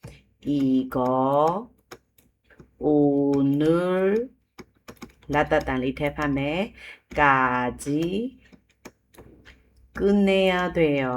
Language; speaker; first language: Korean; non-native, fluent; Burmese